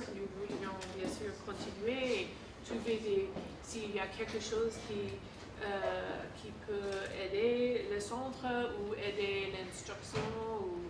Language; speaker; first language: French; non-native, fluent; English